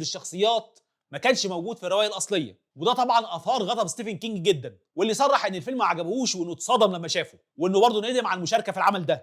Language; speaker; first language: Arabic; native; Arabic